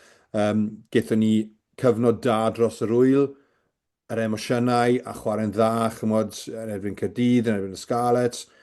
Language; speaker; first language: Welsh; native; Welsh